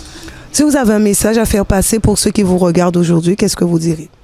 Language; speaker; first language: French; native; French